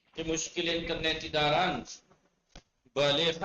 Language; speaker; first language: Persian; non-native, fluent; Urdu